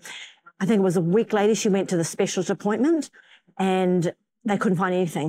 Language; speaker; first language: English; native; English